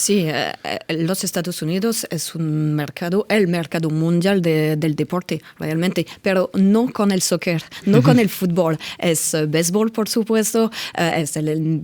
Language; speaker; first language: Spanish; non-native, fluent; French